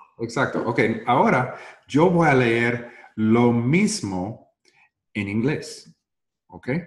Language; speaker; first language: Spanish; non-native, learner; English